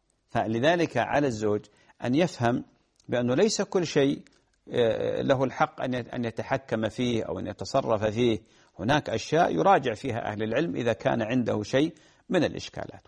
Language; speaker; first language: Arabic; native; Arabic